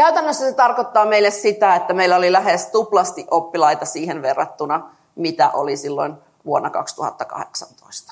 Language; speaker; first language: Finnish; native; Finnish